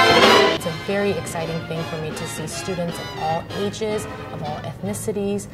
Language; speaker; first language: English; native; English